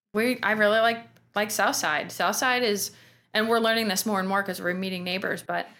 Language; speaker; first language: English; native; English